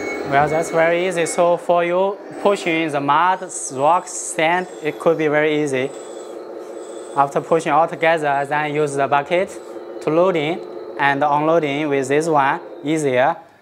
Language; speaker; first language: English; non-native, fluent; Chinese